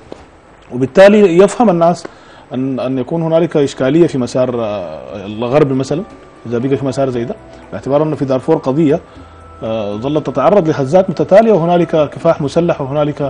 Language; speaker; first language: Arabic; native; Arabic